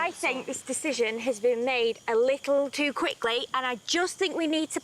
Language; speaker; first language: English; native; English